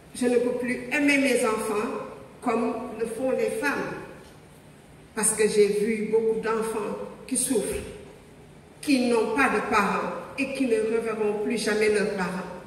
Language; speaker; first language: French; non-native, local second language; Wolof